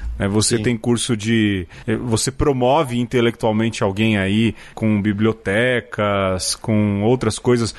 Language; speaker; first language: Portuguese; native; Portuguese